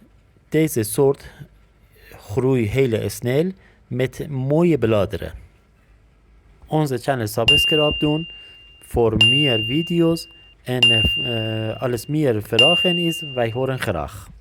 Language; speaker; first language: Dutch; non-native, learner; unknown